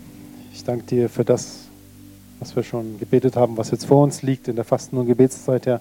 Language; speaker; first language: German; native; German